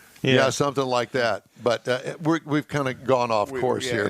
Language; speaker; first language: English; native; English